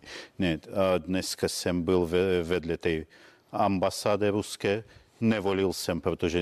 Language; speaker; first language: Czech; non-native, fluent; Russian